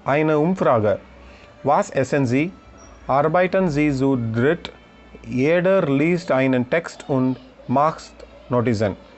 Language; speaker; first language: German; non-native, learner; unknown